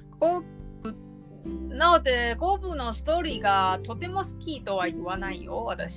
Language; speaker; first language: Japanese; non-native, learner; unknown